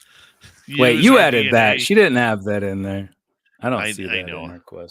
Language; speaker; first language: English; native; English